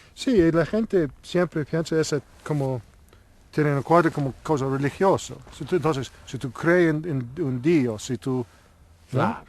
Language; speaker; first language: Spanish; non-native, learner; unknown